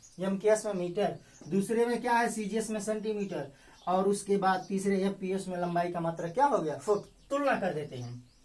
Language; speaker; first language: Hindi; native; Hindi